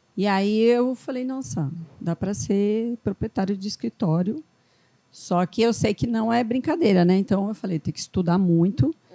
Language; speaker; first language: Portuguese; early bilingual, other home language; Spanish